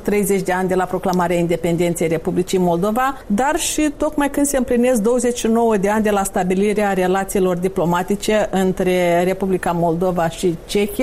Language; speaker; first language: Romanian; native; Romanian